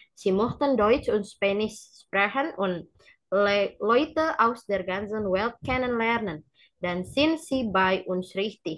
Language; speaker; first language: German; non-native, learner; Indonesian